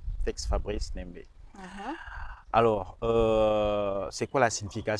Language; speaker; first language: French; non-native, local second language; Rundi